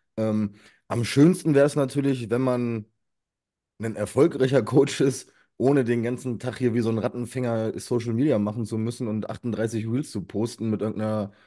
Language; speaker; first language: German; early bilingual, other home language; Russian